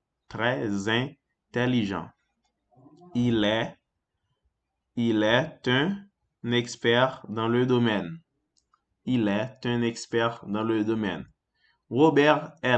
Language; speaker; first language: French; non-native, fluent; Portuguese